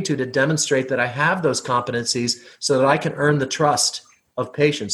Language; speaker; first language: English; native; English